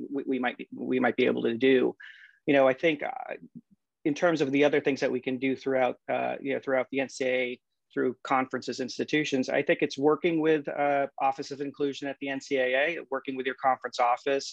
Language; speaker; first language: English; native; English